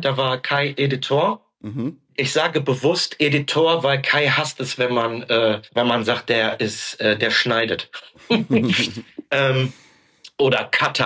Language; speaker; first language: German; native; German